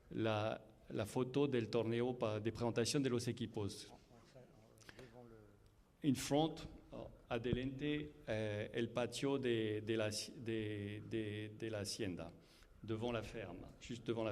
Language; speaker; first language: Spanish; non-native, fluent; French